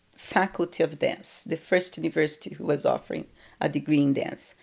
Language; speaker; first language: English; non-native, fluent; Portuguese